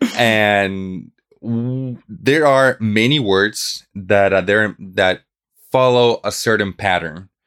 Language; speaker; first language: English; non-native, fluent; Spanish